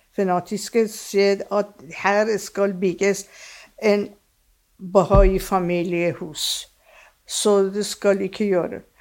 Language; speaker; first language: Norwegian; non-native, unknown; Persian